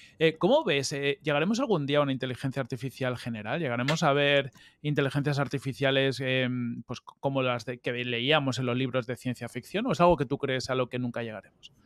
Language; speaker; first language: Spanish; native; Spanish